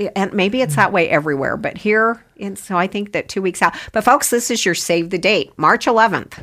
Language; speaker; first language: English; native; English